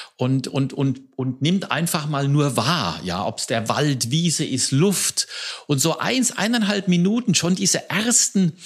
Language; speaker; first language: German; native; German